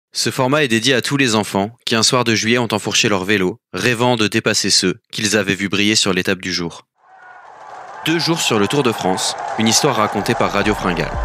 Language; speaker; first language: French; native; French